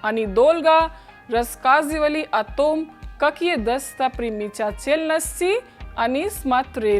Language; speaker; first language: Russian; non-native, fluent; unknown